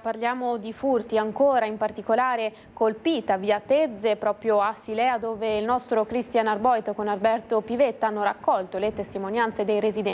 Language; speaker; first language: Italian; native; Italian